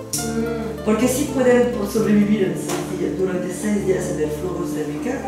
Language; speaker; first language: Spanish; non-native, fluent; French